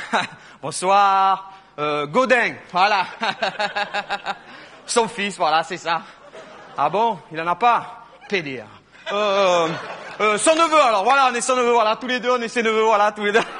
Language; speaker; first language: French; native; French